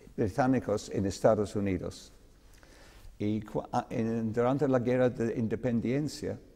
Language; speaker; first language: Spanish; non-native, learner; English